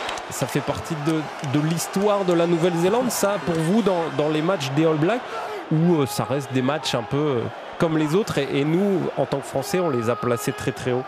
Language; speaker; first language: French; native; French